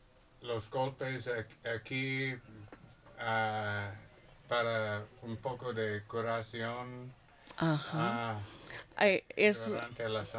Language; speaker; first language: Spanish; non-native, learner; English